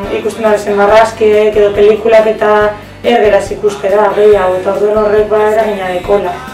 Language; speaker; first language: Basque; native; Basque